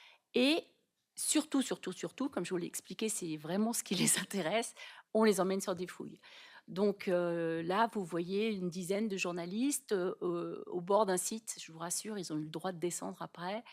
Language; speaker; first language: French; native; French